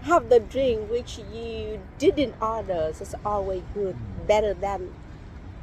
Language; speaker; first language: English; non-native, learner; Vietnamese